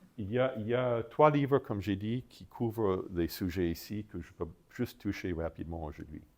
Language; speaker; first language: French; non-native, fluent; English